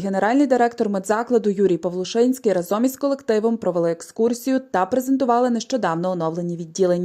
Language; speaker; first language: Ukrainian; native; Ukrainian